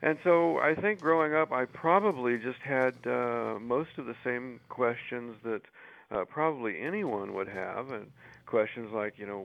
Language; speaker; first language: English; native; English